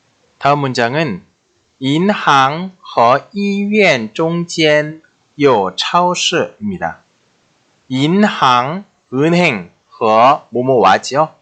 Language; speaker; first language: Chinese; non-native, fluent; Korean